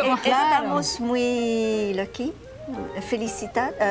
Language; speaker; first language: Spanish; non-native, learner; French